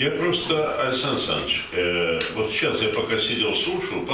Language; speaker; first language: Russian; native; Russian